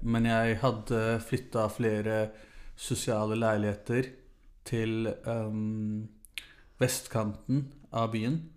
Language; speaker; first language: Norwegian; early bilingual, other home language; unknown